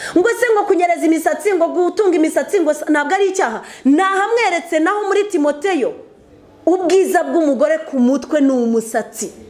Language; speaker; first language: Kinyarwanda; early bilingual, heritage; Kinyarwanda